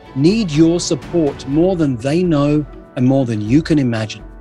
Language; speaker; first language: English; native; English